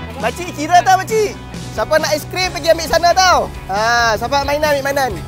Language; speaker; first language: Malay; native; Malay